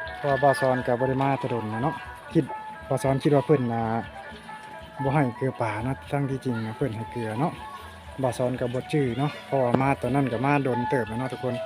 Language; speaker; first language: Thai; non-native, local second language; Lao